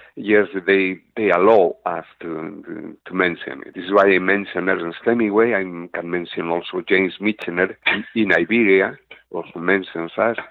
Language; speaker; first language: English; non-native, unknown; Spanish